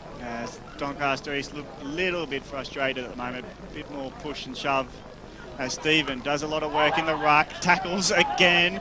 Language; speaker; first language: English; native; English